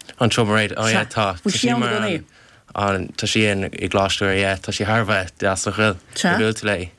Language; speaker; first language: Irish; non-native, local second language; English